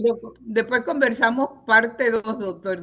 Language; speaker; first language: Spanish; native; Spanish